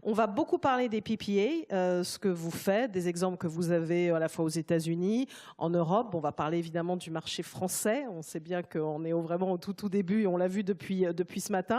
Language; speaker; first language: French; native; French